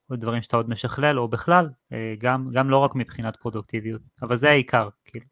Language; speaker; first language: Hebrew; native; Hebrew